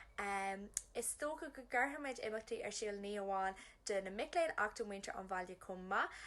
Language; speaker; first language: Irish; non-native, local second language; English